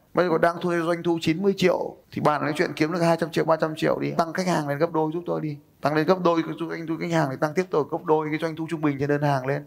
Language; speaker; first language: Vietnamese; native; Vietnamese